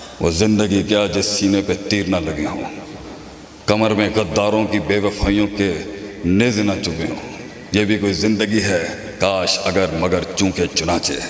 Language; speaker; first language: Urdu; native; Urdu